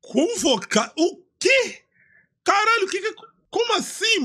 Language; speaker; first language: Portuguese; native; Portuguese